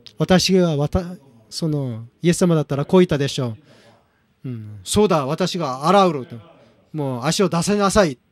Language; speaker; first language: Japanese; non-native, fluent; Korean